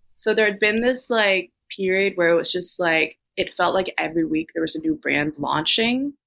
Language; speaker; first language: English; non-native, fluent; Danish